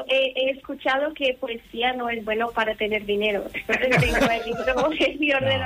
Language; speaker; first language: Spanish; non-native, learner; Portuguese